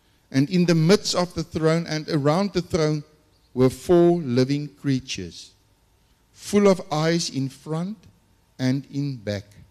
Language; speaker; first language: English; non-native, local second language; Afrikaans